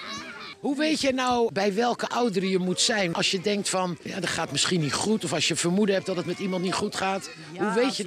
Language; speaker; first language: Dutch; native; Dutch